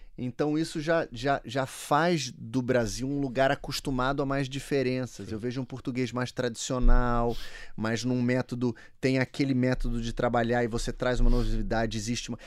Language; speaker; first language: Portuguese; native; Portuguese